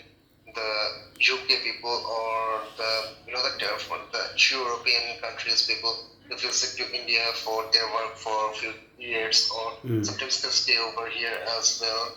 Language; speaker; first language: English; non-native, local second language; Bangla